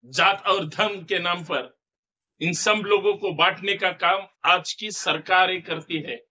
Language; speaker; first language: Hindi; non-native, local second language; Marathi